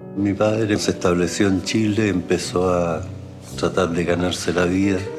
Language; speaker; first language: Spanish; early bilingual, other home language; German